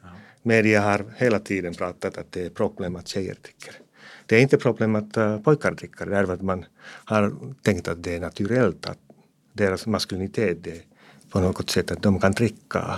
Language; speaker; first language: Swedish; non-native, fluent; Finnish